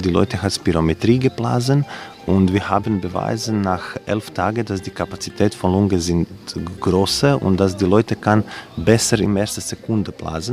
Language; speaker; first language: German; non-native, learner; Croatian